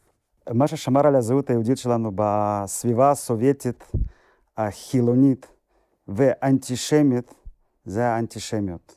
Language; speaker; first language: Hebrew; non-native, fluent; Russian